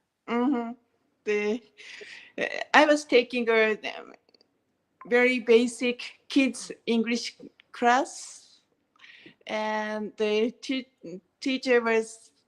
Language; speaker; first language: English; non-native, learner; Japanese